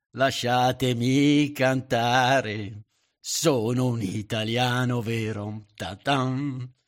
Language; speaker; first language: Italian; native; Italian